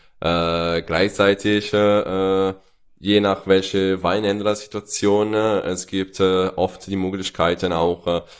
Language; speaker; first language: German; non-native, fluent; Italian